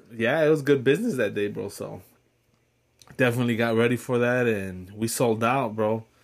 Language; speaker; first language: English; early bilingual, other home language; Spanish